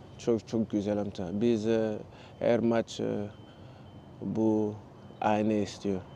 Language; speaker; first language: Turkish; non-native, learner; French